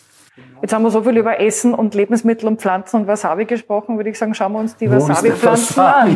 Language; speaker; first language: German; native; German